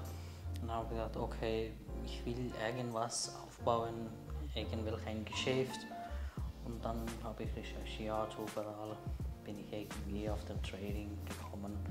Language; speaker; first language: German; non-native, learner; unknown